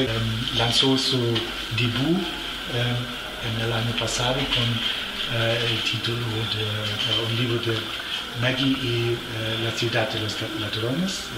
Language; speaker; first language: Spanish; non-native, fluent; German